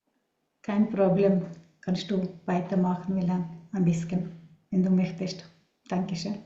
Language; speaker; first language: German; non-native, learner; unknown